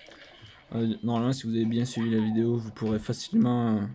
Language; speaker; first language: French; native; French